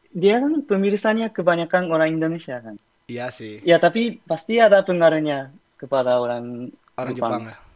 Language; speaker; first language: Indonesian; non-native, fluent; Japanese